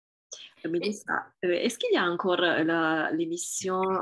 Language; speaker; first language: French; non-native, fluent; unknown